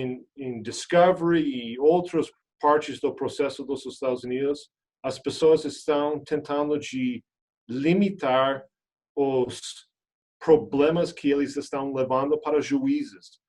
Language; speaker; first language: Portuguese; non-native, fluent; English